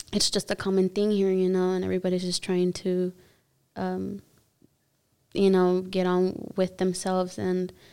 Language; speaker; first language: English; early bilingual, other home language; Spanish